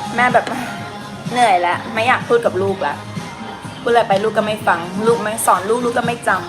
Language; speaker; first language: Thai; early bilingual, heritage; Portuguese